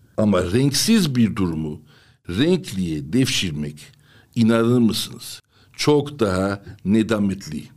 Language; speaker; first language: Turkish; non-native, local second language; Armenian